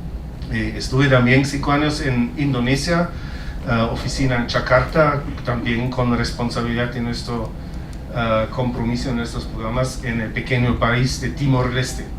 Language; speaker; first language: Spanish; non-native, fluent; German